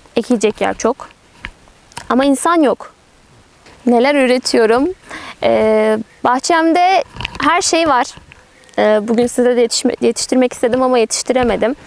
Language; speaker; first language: Turkish; native; Turkish